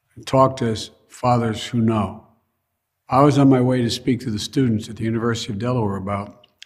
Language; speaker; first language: English; native; English